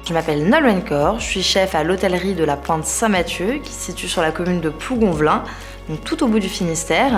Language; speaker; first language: French; native; French